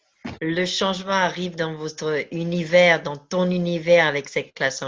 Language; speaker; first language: French; native; French